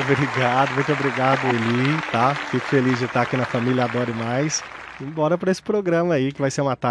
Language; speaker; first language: Portuguese; native; Portuguese